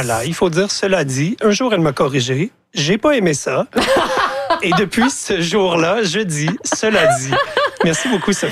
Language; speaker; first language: French; native; French